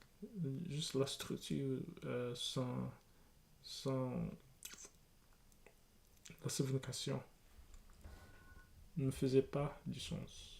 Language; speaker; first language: French; non-native, learner; English